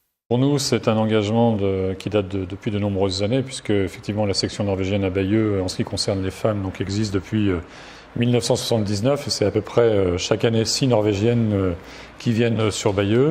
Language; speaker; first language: French; native; French